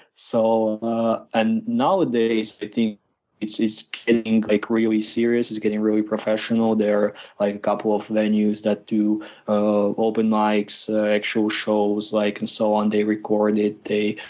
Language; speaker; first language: English; non-native, fluent; Croatian